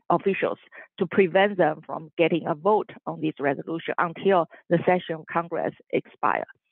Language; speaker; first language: English; non-native, fluent; Chinese